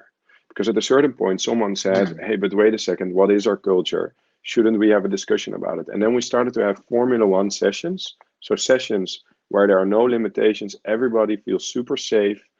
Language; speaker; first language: English; non-native, fluent; Dutch